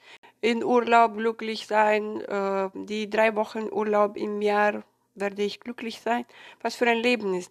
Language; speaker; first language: German; non-native, fluent; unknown